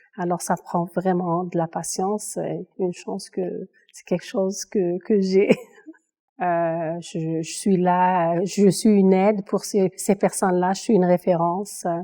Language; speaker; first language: French; non-native, local second language; Kabyle